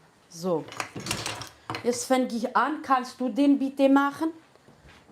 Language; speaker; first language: German; non-native, learner; Kurdish